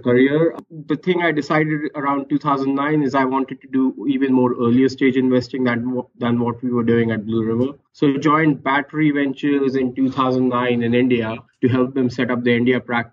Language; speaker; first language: English; non-native, local second language; Hindi